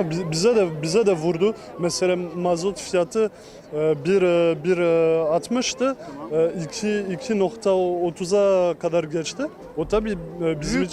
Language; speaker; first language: Turkish; early bilingual, heritage; Turkish